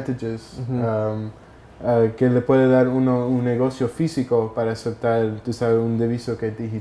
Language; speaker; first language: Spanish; early bilingual, heritage; Spanish